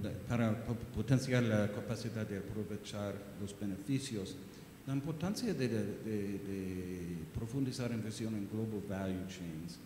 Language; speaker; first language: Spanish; non-native, learner; English